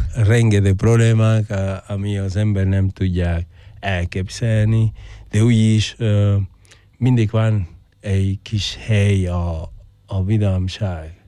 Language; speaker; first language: Hungarian; non-native, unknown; Spanish